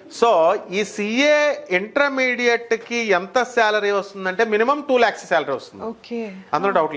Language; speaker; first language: Telugu; native; Telugu